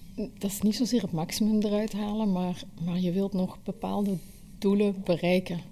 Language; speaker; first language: Dutch; native; Dutch